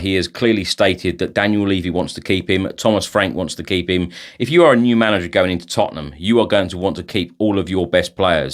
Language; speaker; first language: English; native; English